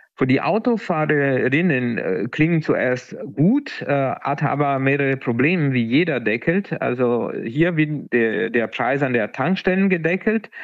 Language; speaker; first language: German; non-native, fluent; Italian